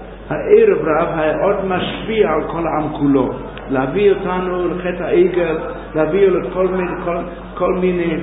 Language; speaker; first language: Hebrew; non-native, fluent; English